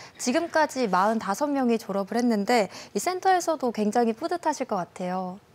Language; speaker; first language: Korean; native; Korean